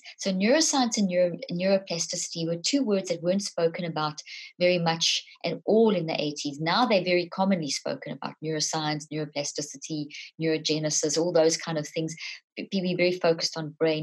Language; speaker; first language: English; native; English